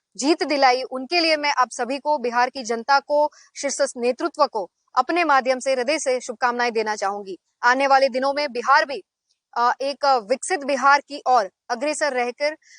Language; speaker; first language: Hindi; non-native, local second language; Gujarati